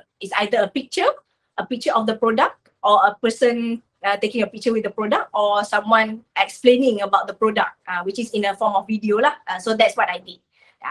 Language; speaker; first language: English; non-native, local second language; Malay